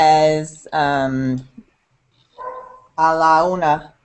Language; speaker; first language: Spanish; non-native, learner; English